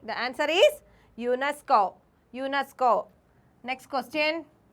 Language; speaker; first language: English; non-native, local second language; Malayalam